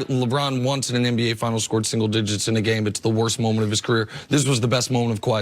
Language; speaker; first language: English; native; English